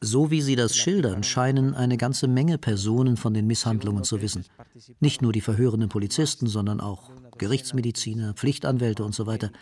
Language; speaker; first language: German; native; German